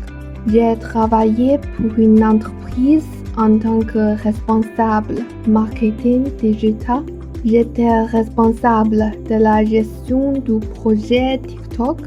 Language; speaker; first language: French; non-native, learner; Chinese